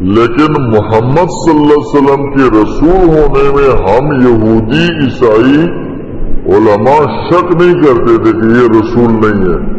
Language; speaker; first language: Urdu; non-native, local second language; Pashto